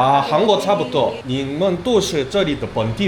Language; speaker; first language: Chinese; non-native, learner; Korean